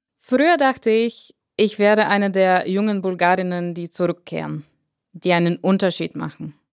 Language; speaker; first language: German; non-native, fluent; Bulgarian